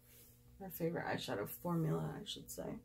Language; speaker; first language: English; native; English